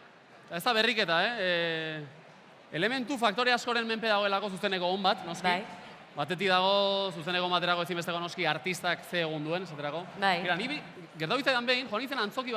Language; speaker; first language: Basque; native; Basque